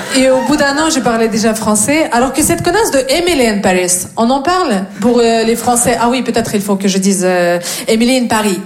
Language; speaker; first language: French; non-native, fluent; Russian